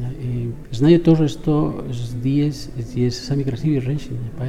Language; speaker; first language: Russian; non-native, learner; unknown